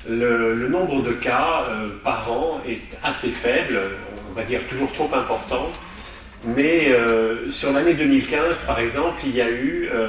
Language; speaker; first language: French; native; French